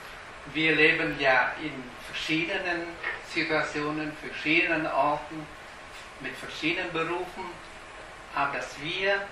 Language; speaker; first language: German; non-native, fluent; Vietnamese